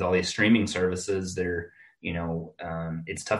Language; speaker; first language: English; native; English